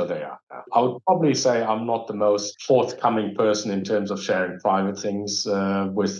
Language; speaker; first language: English; non-native, fluent; German